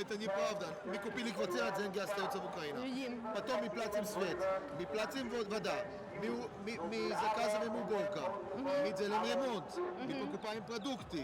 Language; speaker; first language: Russian; non-native, learner; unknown